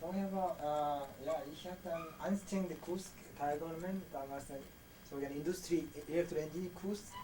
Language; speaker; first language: German; non-native, learner; Korean